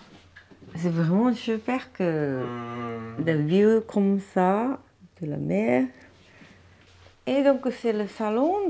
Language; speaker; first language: French; non-native, learner; Japanese